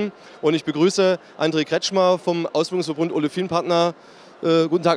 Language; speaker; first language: German; native; German